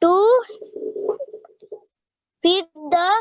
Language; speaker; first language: English; non-native, learner; Hindi